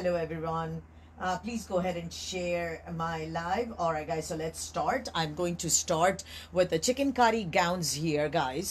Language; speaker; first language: English; non-native, local second language; Urdu